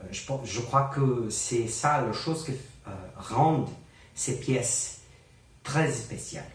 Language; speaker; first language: French; non-native, learner; Portuguese